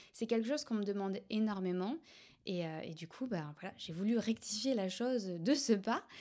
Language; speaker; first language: French; native; French